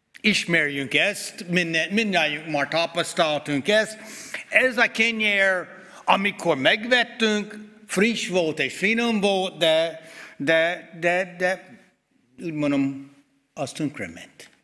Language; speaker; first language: Hungarian; non-native, fluent; English